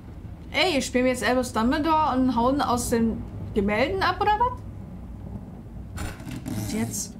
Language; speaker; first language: German; native; German